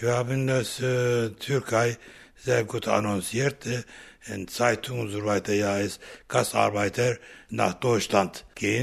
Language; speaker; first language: German; non-native, learner; Turkish